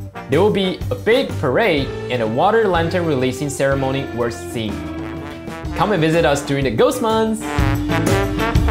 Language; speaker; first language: English; non-native, fluent; Chinese